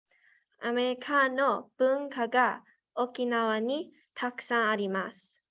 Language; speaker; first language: Japanese; non-native, learner; English